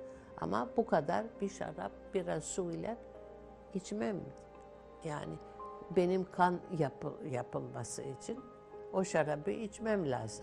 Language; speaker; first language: Turkish; non-native, local second language; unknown